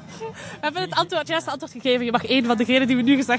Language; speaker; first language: Dutch; native; Dutch